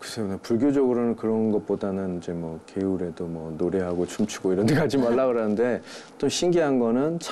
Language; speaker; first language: Korean; native; Korean